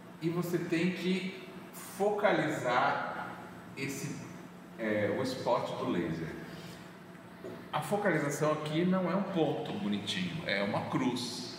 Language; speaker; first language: Portuguese; native; Portuguese